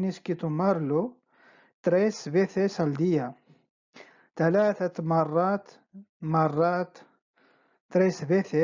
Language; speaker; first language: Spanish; non-native, fluent; Arabic